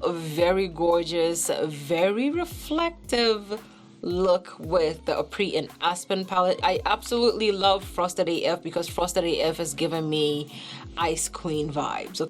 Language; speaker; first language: English; native; English